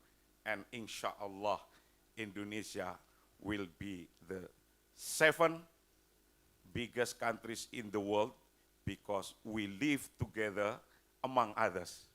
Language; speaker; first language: English; non-native, fluent; Indonesian